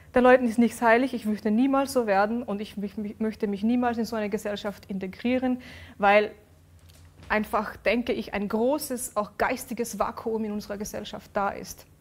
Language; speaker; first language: German; early bilingual, other home language; Urdu